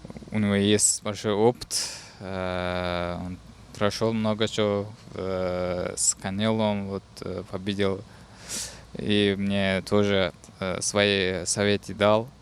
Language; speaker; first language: Russian; non-native, fluent; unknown